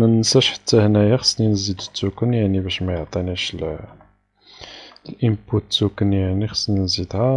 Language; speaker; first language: Arabic; native; Arabic